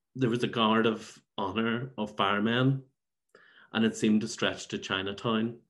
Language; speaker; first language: English; native; English